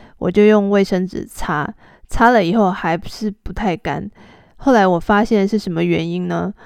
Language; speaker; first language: Chinese; native; Chinese